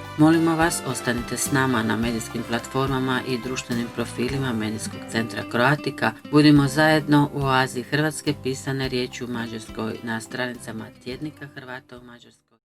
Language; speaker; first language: Bosnian; early bilingual, heritage; Croatian